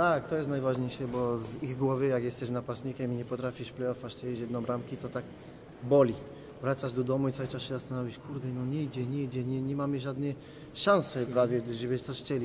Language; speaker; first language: Polish; non-native, fluent; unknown